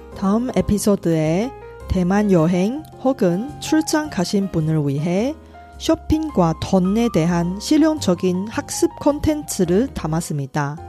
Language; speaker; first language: Korean; non-native, fluent; Chinese